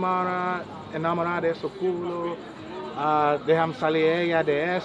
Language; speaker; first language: Spanish; non-native, learner; English